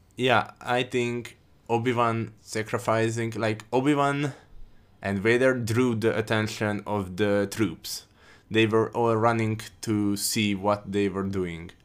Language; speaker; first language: English; non-native, fluent; Hungarian